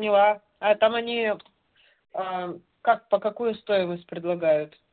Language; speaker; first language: Russian; native; Russian